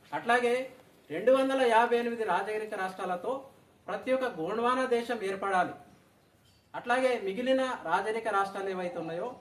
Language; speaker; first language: Telugu; non-native, local second language; Gondi